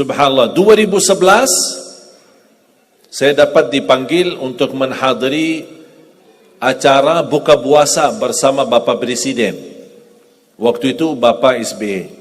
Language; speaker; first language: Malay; non-native, fluent; Arabic